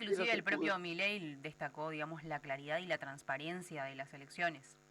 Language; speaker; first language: Spanish; native; Spanish